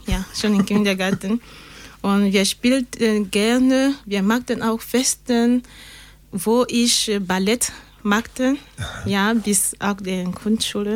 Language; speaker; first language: German; non-native, learner; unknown